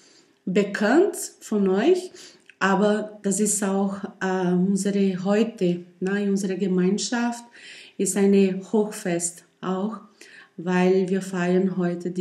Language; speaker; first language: German; non-native, learner; Portuguese